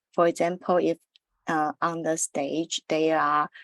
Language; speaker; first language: English; non-native, learner; Chinese